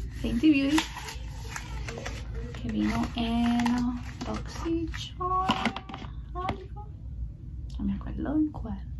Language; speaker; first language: Spanish; early bilingual, heritage; Spanish